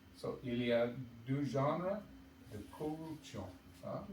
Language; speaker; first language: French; non-native, learner; English